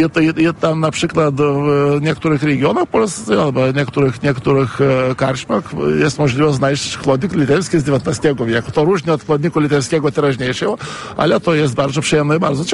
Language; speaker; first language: Polish; non-native, fluent; Lithuanian